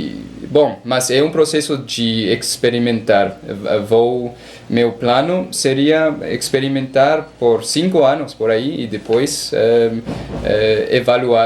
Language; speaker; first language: Portuguese; non-native, learner; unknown